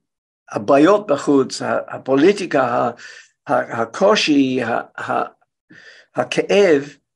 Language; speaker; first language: Hebrew; non-native, fluent; English